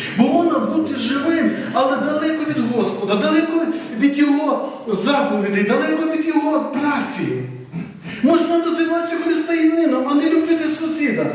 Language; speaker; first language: Ukrainian; native; Ukrainian